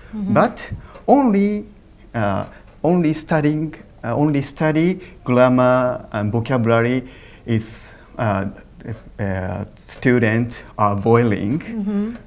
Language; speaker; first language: English; non-native, learner; Japanese